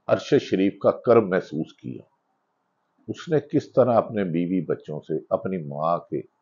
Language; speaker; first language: Urdu; non-native, local second language; Punjabi